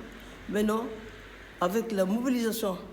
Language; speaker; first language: French; non-native, fluent; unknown